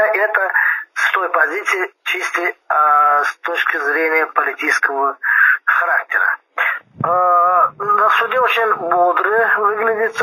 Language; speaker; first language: Russian; non-native, fluent; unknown